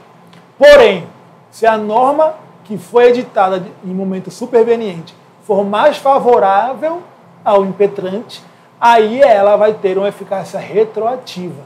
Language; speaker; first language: Portuguese; native; Portuguese